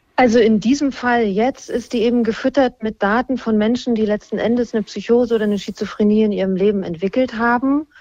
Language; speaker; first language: German; non-native, fluent; Spanish